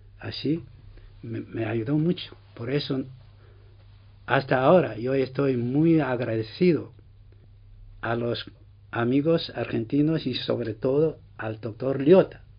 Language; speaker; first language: Spanish; non-native, fluent; Chinese